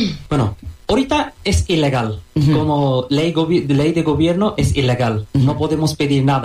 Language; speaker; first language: Spanish; non-native, fluent; Bangla